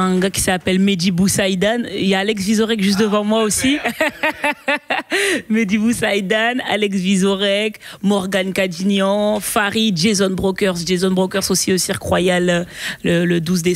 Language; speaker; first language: French; native; French